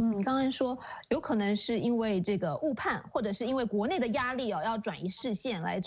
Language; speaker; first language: Chinese; native; Chinese